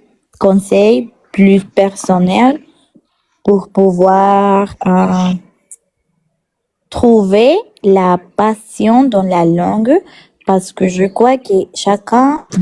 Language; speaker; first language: French; non-native, learner; Spanish